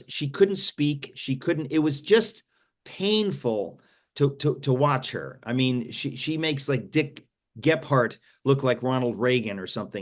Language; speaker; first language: English; native; English